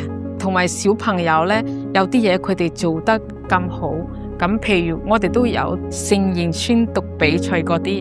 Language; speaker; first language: Cantonese; non-native, fluent; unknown